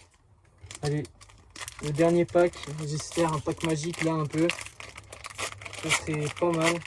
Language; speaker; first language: French; native; French